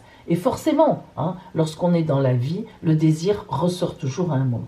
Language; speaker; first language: French; native; French